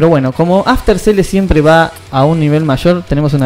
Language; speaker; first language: Spanish; native; Spanish